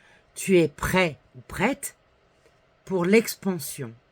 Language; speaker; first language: French; native; French